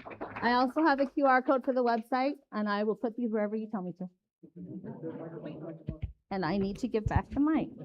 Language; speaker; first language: English; native; English